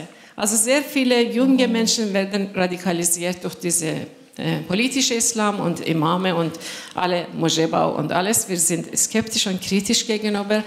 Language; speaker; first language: German; non-native, fluent; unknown